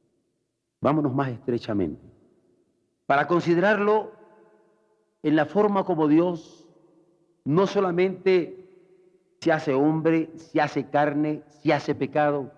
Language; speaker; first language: Spanish; native; Spanish